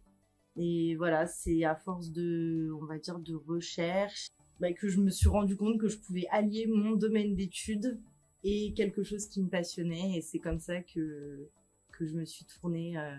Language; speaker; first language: French; native; French